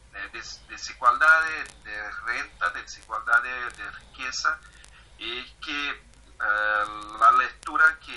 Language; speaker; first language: Spanish; non-native, fluent; Portuguese